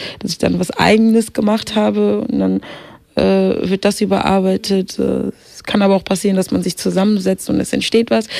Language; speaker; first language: German; early bilingual, other home language; Swahili